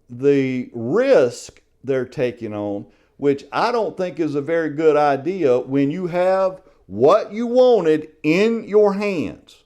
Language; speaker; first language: English; native; English